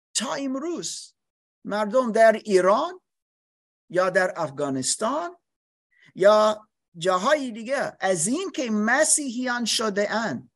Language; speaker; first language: Persian; non-native, learner; English